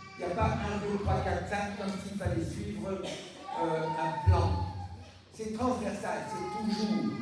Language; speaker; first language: French; native; French